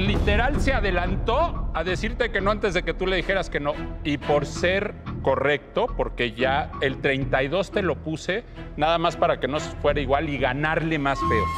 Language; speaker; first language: Spanish; native; Spanish